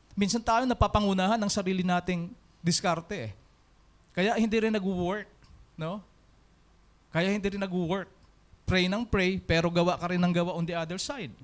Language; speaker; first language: Filipino; non-native, local second language; Hiligaynon